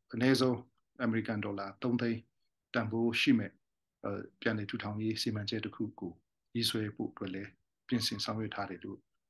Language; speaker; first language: Burmese; non-native, local second language; Hakha Chin